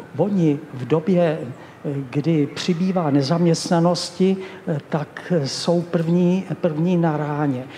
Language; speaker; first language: Czech; native; Czech